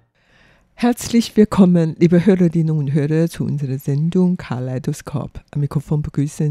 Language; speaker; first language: German; non-native, fluent; Chinese